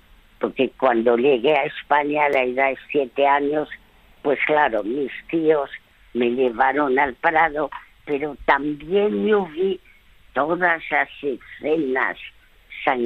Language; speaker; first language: Spanish; early bilingual, other home language; French